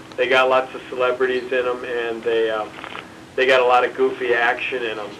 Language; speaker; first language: English; native; English